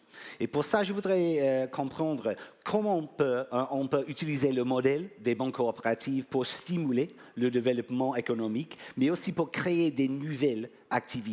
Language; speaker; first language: French; non-native, fluent; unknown